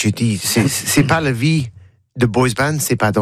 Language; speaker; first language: French; non-native, learner; English